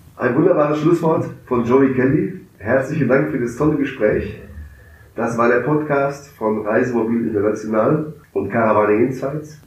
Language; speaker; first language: German; native; German